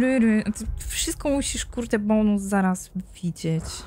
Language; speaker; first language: Polish; native; Polish